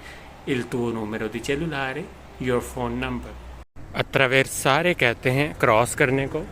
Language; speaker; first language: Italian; non-native, fluent; Urdu